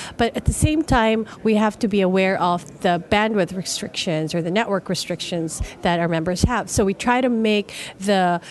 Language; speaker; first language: English; non-native, local second language; Filipino